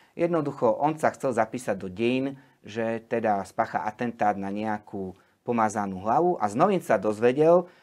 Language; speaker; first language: Slovak; native; Slovak